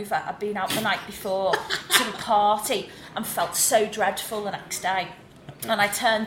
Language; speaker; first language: English; native; English